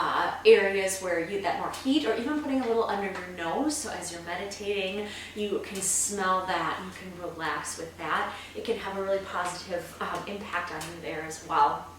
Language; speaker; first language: English; native; English